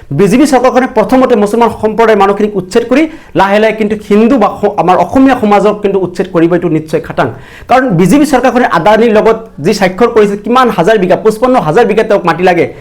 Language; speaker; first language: Assamese; non-native, local second language; Bangla